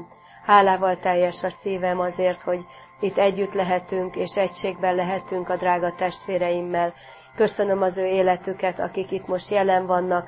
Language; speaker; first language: Hungarian; native; Hungarian